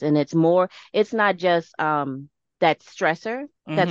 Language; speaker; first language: English; native; English